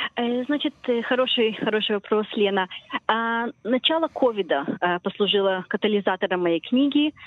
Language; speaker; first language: Russian; early bilingual, heritage; Russian